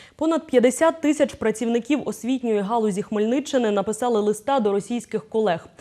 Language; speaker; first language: Ukrainian; native; Ukrainian